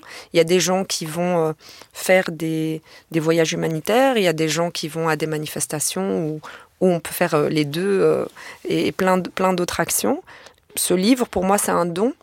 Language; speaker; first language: French; native; French